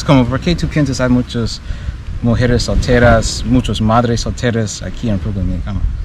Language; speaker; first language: Spanish; non-native, learner; English